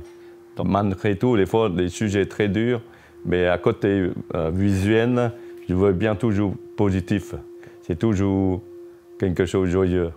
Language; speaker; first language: French; non-native, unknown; Chinese